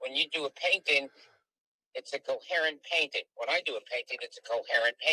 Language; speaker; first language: English; native; English